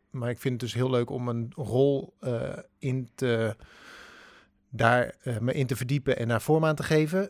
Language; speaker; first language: Dutch; native; Dutch